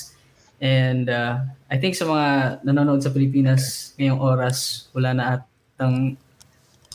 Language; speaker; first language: English; non-native, local second language; Cebuano